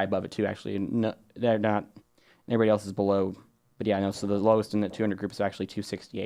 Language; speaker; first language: English; native; English